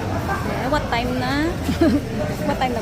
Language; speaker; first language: Filipino; non-native, local second language; Hiligaynon